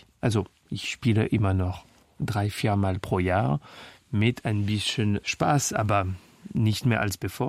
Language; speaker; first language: German; non-native, learner; French